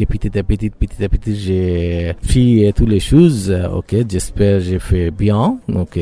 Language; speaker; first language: French; non-native, learner; Bangla